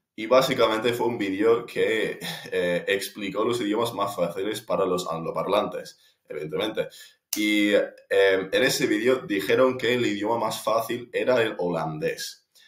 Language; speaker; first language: Spanish; non-native, fluent; English